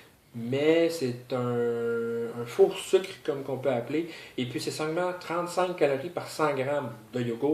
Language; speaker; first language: French; native; French